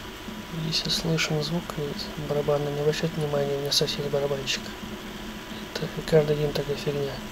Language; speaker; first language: Russian; native; Russian